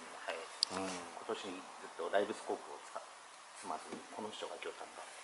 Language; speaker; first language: Japanese; native; Japanese